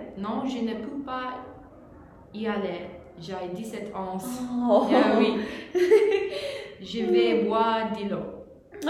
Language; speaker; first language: French; non-native, learner; English